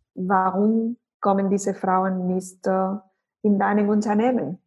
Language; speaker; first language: German; non-native, fluent; Spanish